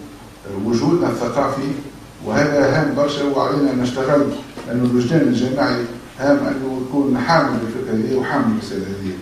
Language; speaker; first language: Arabic; native; Arabic